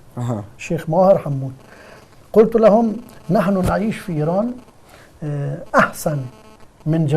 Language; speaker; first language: Arabic; non-native, fluent; Persian